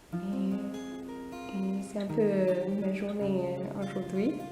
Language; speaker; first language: French; non-native, fluent; Hungarian